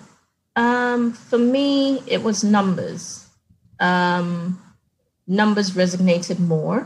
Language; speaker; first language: English; non-native, local second language; Yoruba